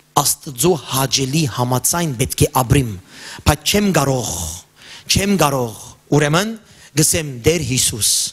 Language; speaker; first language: Armenian; early bilingual, heritage; Armenian